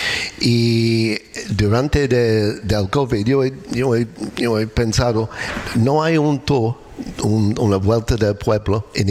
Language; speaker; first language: Spanish; non-native, learner; English